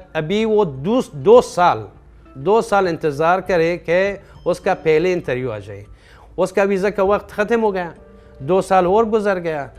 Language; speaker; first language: Hindi; non-native, fluent; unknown